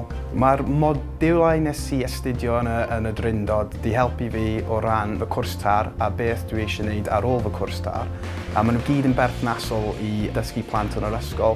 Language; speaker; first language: Welsh; non-native, local second language; English